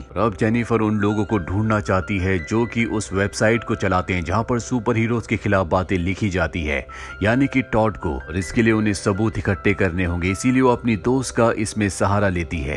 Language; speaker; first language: Hindi; native; Hindi